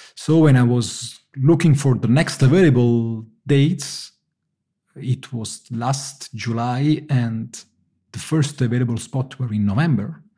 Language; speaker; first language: English; non-native, fluent; Italian